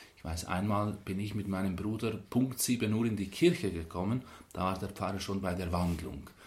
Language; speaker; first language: German; non-native, local second language; Italian